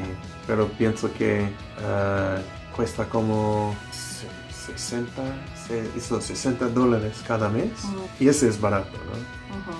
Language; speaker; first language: Spanish; non-native, learner; English